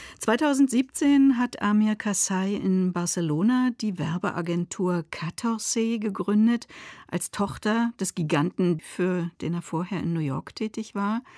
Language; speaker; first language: German; native; German